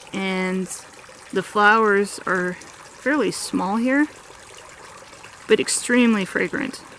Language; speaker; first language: English; native; English